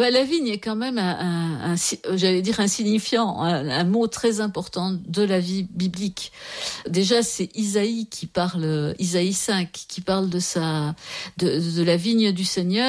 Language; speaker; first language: French; native; French